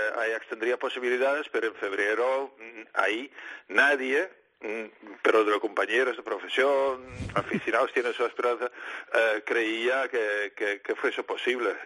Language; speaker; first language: Spanish; non-native, fluent; Dutch